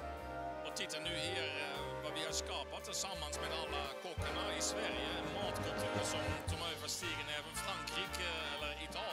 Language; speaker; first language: Swedish; non-native, fluent; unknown